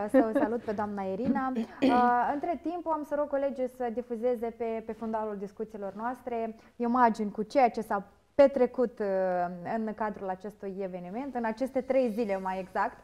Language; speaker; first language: Romanian; native; Romanian